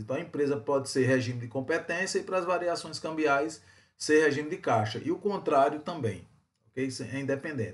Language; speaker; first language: Portuguese; native; Portuguese